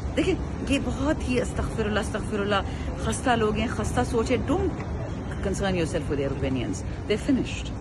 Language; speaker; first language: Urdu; non-native, local second language; Pashto